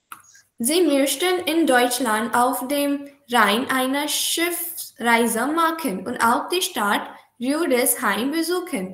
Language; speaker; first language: German; non-native, fluent; Hindi